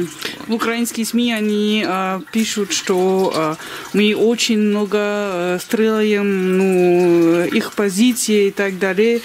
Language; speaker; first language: Russian; non-native, learner; French